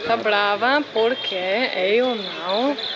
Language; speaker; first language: Portuguese; non-native, learner; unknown